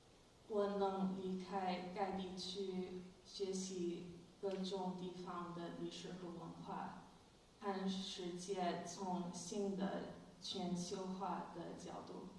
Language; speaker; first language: Chinese; non-native, fluent; English